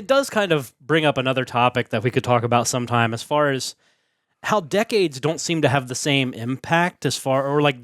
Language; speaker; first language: English; native; English